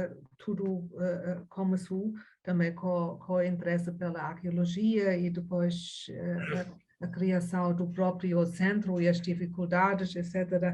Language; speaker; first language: Portuguese; non-native, fluent; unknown